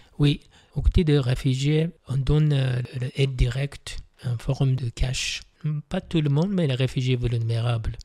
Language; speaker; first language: French; non-native, fluent; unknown